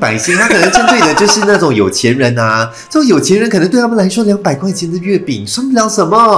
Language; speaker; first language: Chinese; native; Chinese